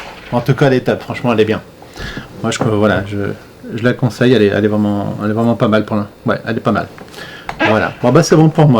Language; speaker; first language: French; native; French